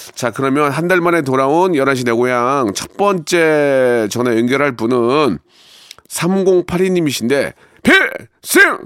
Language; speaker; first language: Korean; native; Korean